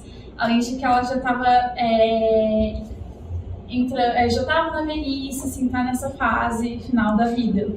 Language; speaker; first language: Portuguese; native; Portuguese